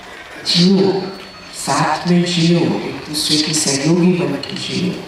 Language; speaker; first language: Hindi; native; Hindi